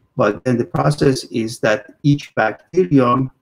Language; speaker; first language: English; non-native, fluent; Persian